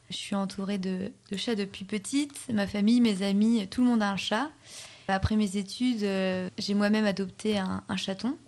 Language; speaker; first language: French; native; French